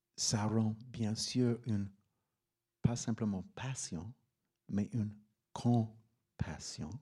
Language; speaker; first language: French; non-native, fluent; English